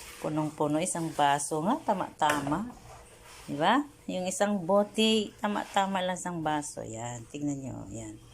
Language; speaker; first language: Filipino; non-native, local second language; Iloko